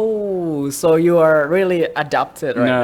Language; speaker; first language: English; non-native, fluent; Indonesian